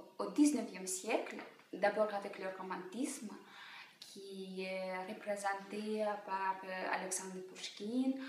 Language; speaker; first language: French; non-native, fluent; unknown